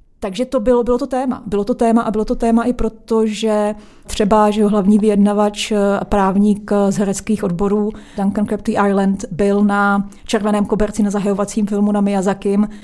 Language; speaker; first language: Czech; native; Czech